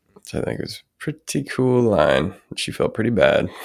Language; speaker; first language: English; native; English